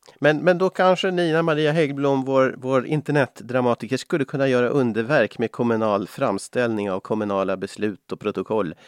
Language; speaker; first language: Swedish; native; Swedish